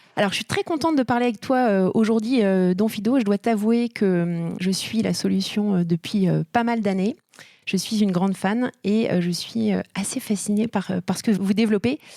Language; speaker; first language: French; native; French